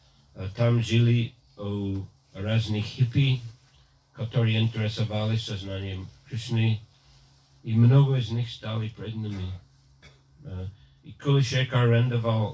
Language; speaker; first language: Russian; non-native, fluent; English